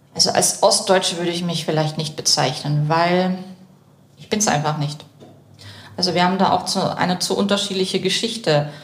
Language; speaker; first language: German; early bilingual, other home language; Russian